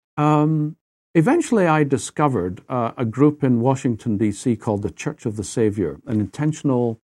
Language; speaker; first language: English; native; English